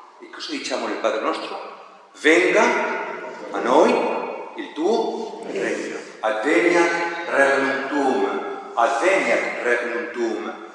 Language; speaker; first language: Italian; non-native, fluent; Spanish